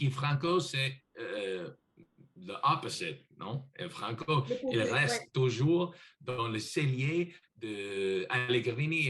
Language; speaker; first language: French; non-native, learner; English